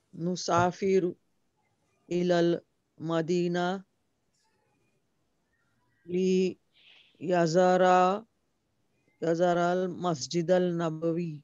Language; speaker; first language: Arabic; non-native, learner; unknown